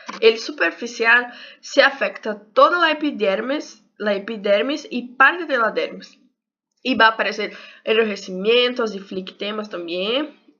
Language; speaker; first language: Spanish; non-native, learner; Portuguese